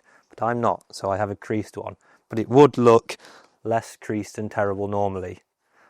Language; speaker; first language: English; native; English